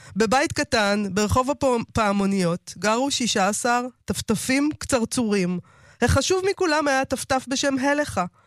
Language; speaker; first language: Hebrew; native; Hebrew